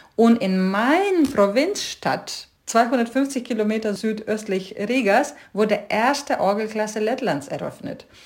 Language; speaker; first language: German; non-native, fluent; Latvian